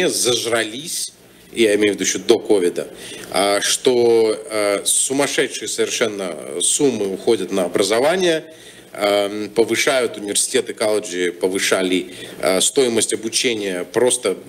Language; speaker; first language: Russian; native; Russian